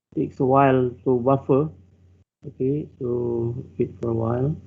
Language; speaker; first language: English; non-native, local second language; Malay